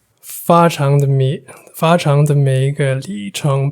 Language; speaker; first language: Chinese; non-native, fluent; English